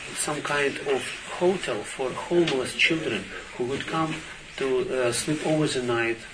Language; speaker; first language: English; non-native, fluent; Russian